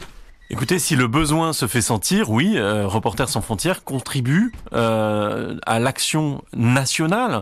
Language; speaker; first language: French; native; French